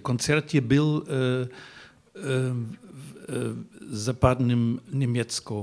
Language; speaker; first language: Czech; non-native, learner; Dutch